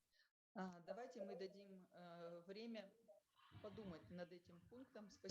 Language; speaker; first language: Russian; native; Russian